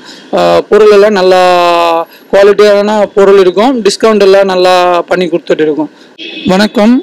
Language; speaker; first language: Tamil; non-native, fluent; Bangla